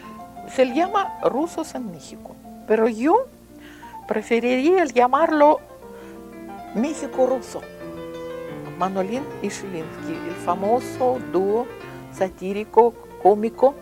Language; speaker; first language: Spanish; non-native, fluent; Russian